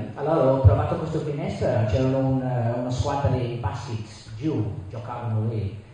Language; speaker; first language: Italian; non-native, learner; English